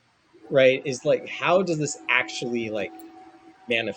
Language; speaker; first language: English; native; English